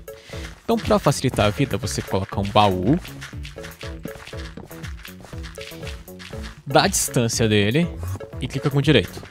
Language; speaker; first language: Portuguese; native; Portuguese